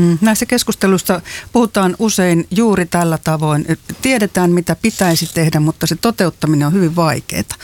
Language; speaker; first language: Finnish; native; Finnish